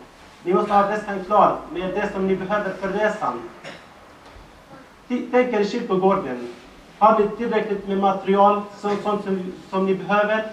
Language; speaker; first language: Swedish; non-native, fluent; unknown